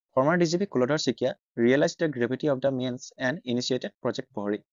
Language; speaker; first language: English; non-native, local second language; Assamese